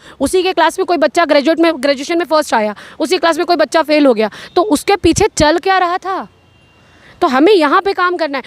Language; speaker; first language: Hindi; native; Hindi